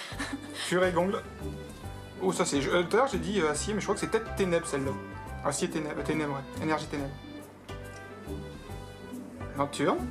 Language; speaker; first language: French; native; French